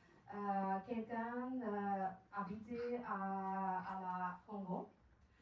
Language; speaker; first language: French; non-native, learner; Burmese